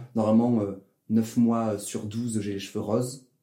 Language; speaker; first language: French; native; French